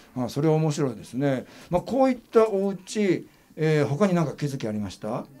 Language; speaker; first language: Japanese; native; Japanese